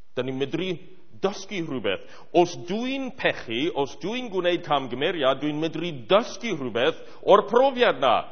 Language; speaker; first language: Welsh; non-native, fluent; English